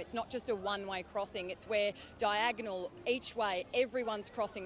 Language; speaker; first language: English; native; English